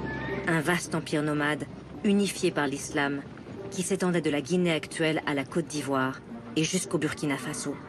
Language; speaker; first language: French; native; French